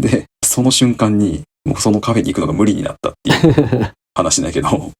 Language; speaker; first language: Japanese; native; Japanese